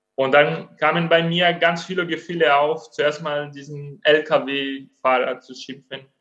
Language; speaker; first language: German; non-native, fluent; Portuguese